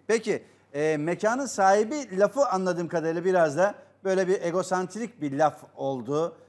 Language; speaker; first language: Turkish; native; Turkish